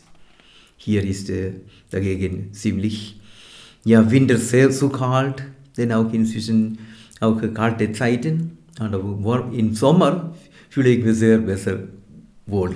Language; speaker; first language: German; non-native, fluent; Malayalam